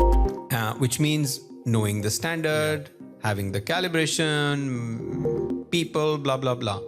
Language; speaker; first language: English; non-native, local second language; Punjabi